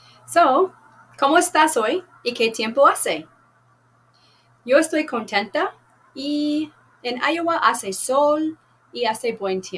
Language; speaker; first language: Spanish; non-native, fluent; English